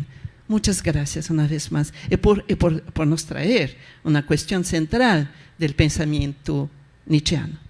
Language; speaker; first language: Spanish; non-native, fluent; Portuguese